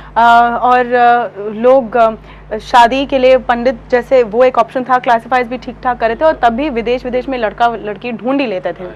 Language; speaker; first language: Hindi; native; Hindi